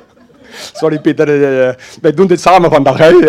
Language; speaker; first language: Dutch; non-native, fluent; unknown